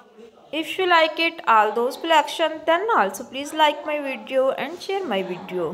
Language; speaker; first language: English; non-native, local second language; Urdu